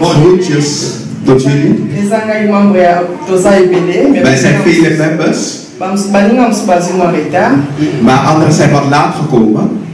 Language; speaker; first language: Dutch; non-native, fluent; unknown